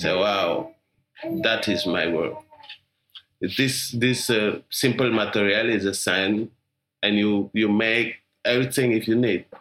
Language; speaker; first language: English; non-native, learner; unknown